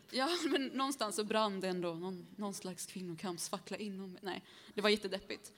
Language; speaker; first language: Swedish; early bilingual, other home language; Spanish